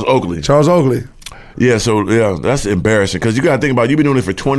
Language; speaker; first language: English; native; English